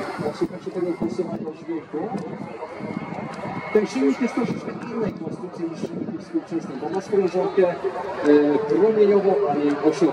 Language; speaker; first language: Polish; native; Polish